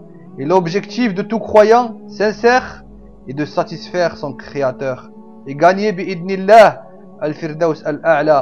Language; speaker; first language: French; non-native, local second language; Arabic